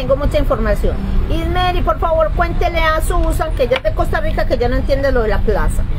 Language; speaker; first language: Spanish; native; Spanish